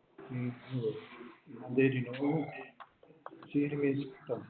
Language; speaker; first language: Portuguese; non-native, fluent; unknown